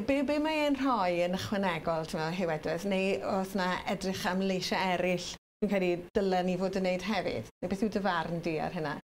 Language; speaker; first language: Welsh; native; Welsh